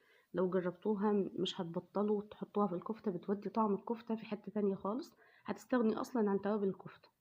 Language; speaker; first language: Arabic; native; Arabic